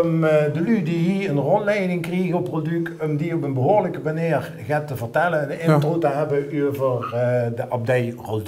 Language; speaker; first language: Dutch; native; Dutch